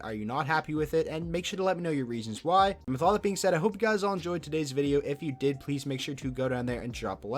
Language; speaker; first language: English; native; English